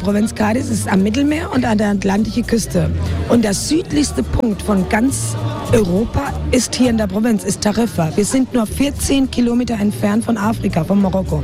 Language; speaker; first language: German; non-native, fluent; Spanish